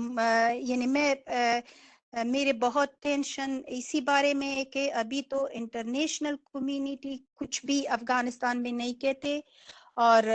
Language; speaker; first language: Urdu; non-native, fluent; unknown